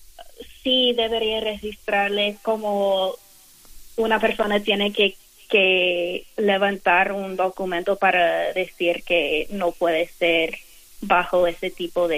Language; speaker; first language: Spanish; non-native, fluent; English